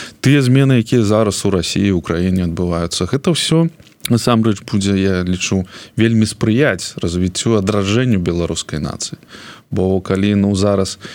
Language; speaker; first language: Belarusian; non-native, local second language; Russian